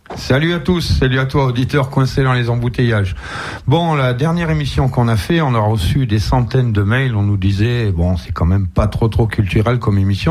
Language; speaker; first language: French; native; French